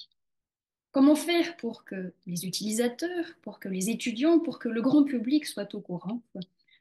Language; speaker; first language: French; native; French